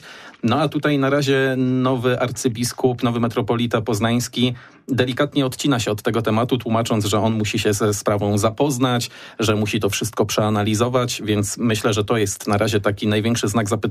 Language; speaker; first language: Polish; native; Polish